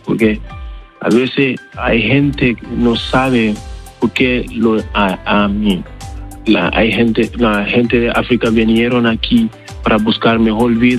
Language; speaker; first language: Spanish; non-native, learner; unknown